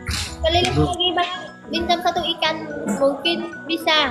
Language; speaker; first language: Indonesian; non-native, learner; Vietnamese